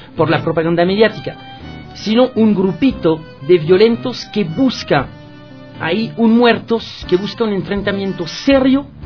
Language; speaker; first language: Spanish; non-native, fluent; French